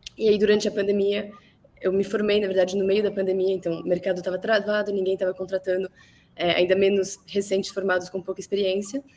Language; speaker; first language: Portuguese; early bilingual, other home language; French